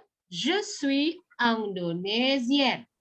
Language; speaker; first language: French; non-native, fluent; Indonesian